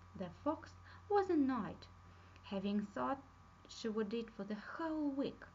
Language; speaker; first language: English; non-native, fluent; Russian